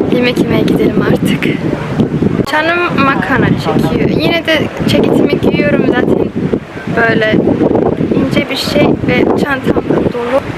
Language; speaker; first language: Turkish; early bilingual, heritage; Turkish